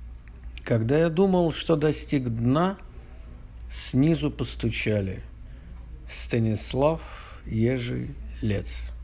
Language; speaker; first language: Russian; native; Russian